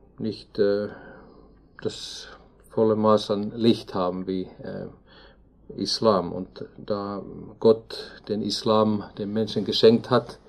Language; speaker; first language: German; non-native, fluent; Finnish